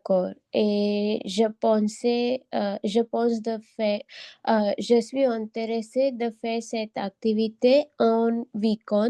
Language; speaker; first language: French; non-native, learner; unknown